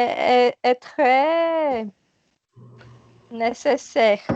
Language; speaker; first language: French; non-native, learner; Portuguese